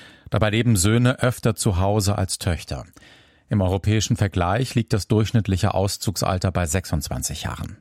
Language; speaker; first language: German; native; German